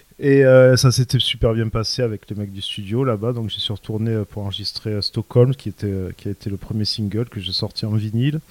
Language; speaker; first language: French; native; French